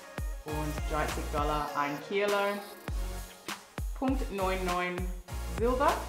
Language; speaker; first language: German; non-native, learner; English